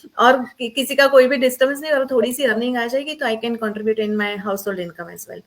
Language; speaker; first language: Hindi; non-native, local second language; Gujarati